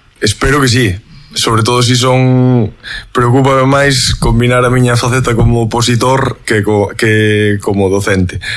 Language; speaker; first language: Galician; native; Galician